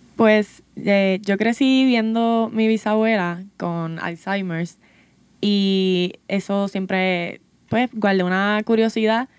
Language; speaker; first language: Spanish; native; Spanish